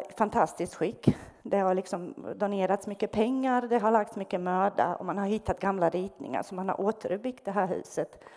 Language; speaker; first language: Swedish; non-native, fluent; Bosnian